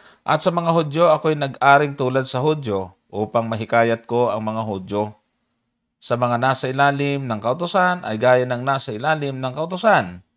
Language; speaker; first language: Filipino; native; Filipino